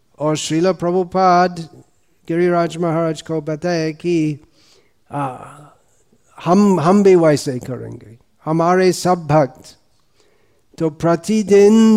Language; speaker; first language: Hindi; non-native, fluent; English